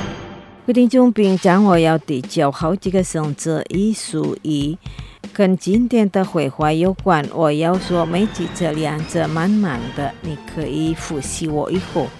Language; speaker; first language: Chinese; non-native, fluent; Indonesian